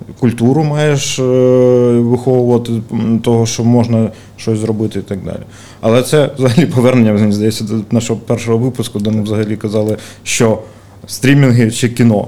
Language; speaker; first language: Ukrainian; native; Ukrainian